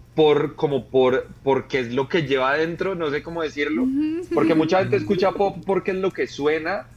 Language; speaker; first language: Spanish; native; Spanish